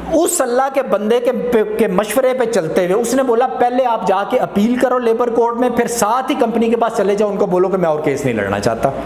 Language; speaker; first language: Urdu; non-native, local second language; Punjabi